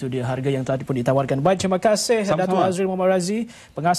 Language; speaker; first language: Malay; native; Malay